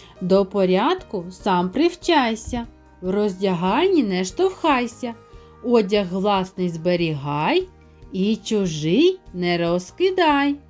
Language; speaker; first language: Ukrainian; native; Ukrainian